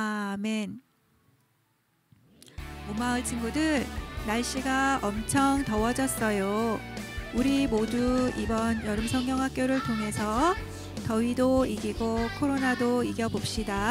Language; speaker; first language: Korean; native; Korean